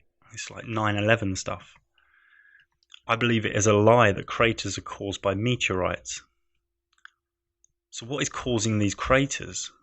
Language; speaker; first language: English; native; English